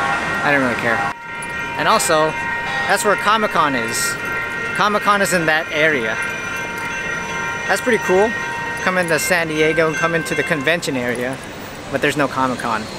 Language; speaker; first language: English; native; English